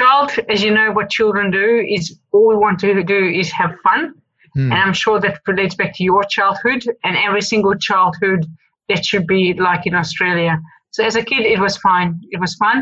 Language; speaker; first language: English; early bilingual, other home language; Hungarian